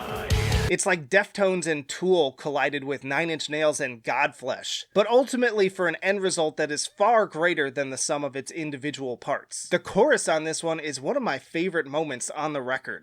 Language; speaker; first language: English; native; English